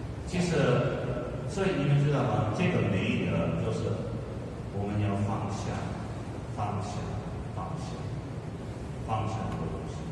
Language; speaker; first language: Chinese; non-native, fluent; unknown